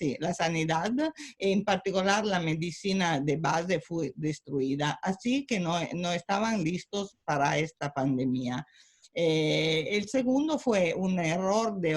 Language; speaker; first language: Spanish; non-native, fluent; Italian